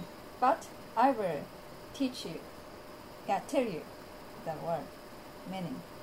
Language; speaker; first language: English; non-native, learner; Japanese